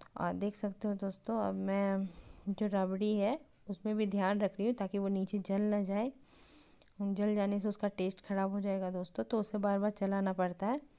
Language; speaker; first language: Hindi; native; Hindi